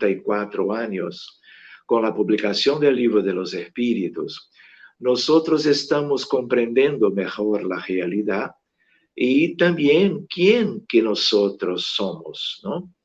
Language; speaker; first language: Spanish; non-native, fluent; Portuguese